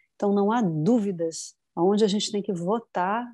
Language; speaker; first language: Portuguese; native; Portuguese